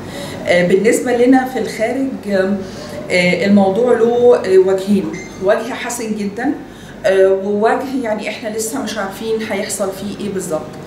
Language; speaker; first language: Arabic; native; Arabic